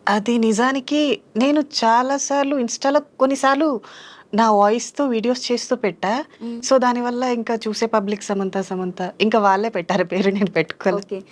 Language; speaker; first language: Telugu; native; Telugu